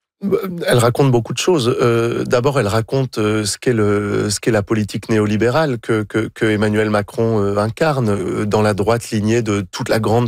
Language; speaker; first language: French; native; French